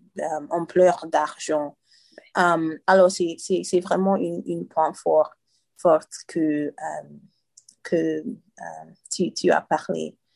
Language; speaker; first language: French; non-native, learner; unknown